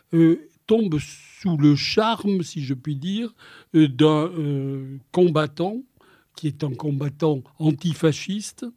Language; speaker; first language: French; native; French